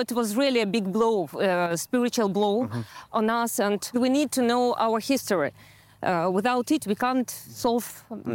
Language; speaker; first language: English; non-native, fluent; Russian